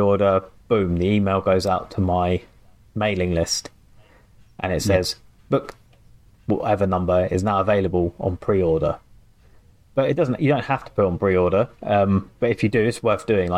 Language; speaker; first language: English; native; English